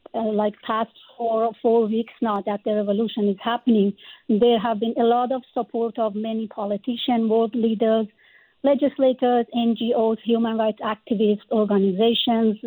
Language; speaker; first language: English; non-native, fluent; Persian